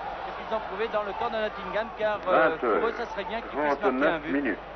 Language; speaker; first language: French; native; French